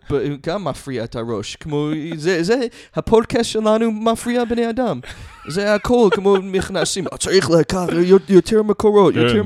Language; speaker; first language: Hebrew; non-native, fluent; English